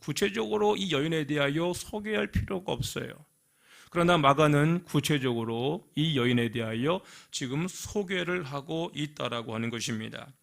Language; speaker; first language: Korean; native; Korean